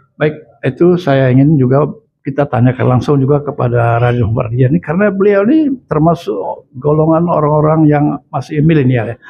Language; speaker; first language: Indonesian; native; Indonesian